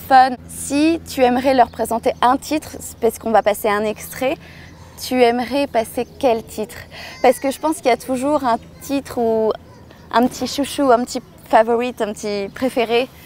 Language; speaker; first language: French; native; French